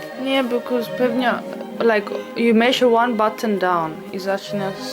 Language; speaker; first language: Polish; early bilingual, heritage; English